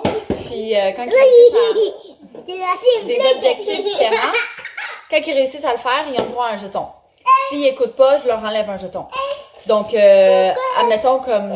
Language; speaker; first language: French; native; French